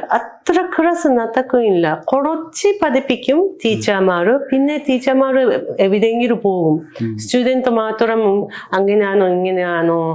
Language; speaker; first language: Malayalam; non-native, learner; Japanese